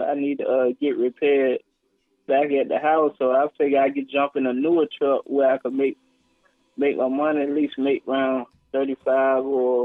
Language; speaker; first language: English; native; English